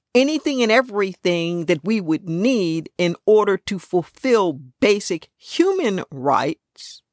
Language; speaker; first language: English; native; English